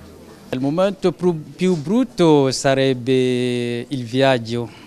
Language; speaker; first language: Italian; non-native, learner; French